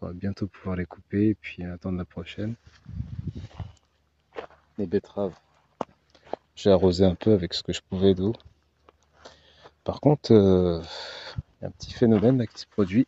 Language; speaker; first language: French; native; French